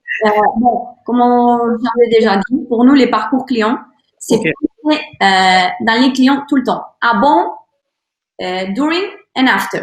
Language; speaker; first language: French; non-native, learner; Spanish